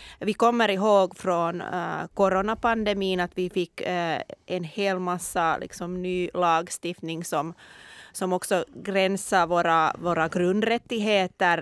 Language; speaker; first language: Swedish; non-native, local second language; Finnish